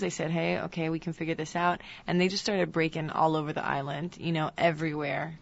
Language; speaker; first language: English; native; English